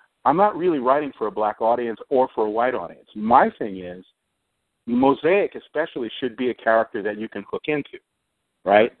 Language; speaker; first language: English; native; English